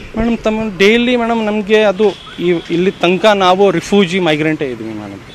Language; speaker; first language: Kannada; non-native, fluent; Kashmiri